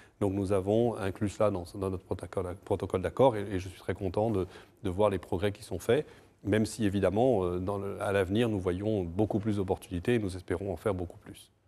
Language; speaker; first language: French; non-native, fluent; Portuguese